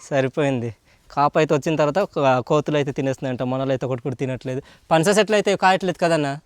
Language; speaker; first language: Telugu; non-native, local second language; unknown